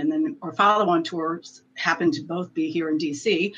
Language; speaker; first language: English; native; English